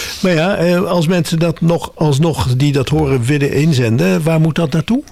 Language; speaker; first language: Dutch; native; Dutch